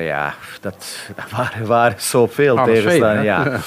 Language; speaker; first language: Dutch; non-native, fluent; Bosnian